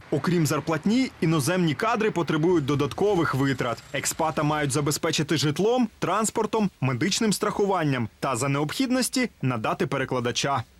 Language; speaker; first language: Ukrainian; native; Ukrainian